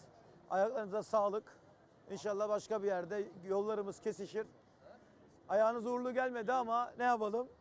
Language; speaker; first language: Turkish; native; Turkish